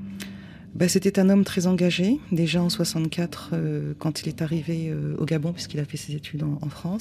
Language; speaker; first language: French; native; French